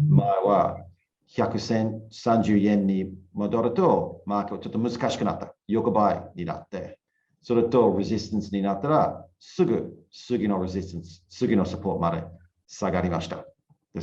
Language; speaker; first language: Japanese; non-native, learner; English